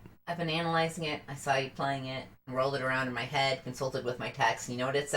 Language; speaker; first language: English; native; English